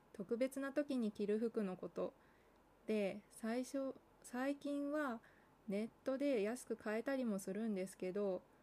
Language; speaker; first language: Japanese; native; Japanese